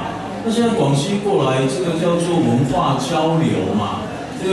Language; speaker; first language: Chinese; native; Chinese